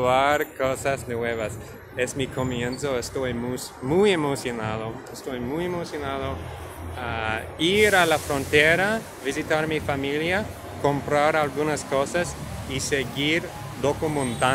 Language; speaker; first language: Spanish; non-native, learner; English